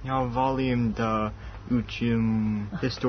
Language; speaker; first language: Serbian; non-native, learner; English